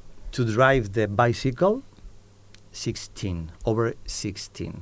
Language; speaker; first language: English; non-native, learner; Catalan